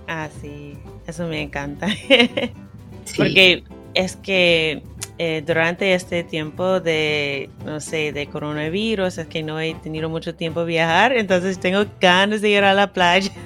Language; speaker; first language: Spanish; non-native, fluent; English